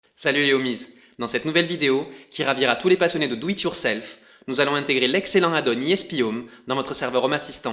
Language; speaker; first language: French; native; French